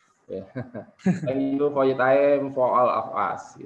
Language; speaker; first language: English; non-native, local second language; Indonesian